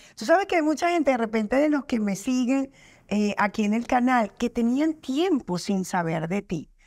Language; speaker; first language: Spanish; native; Spanish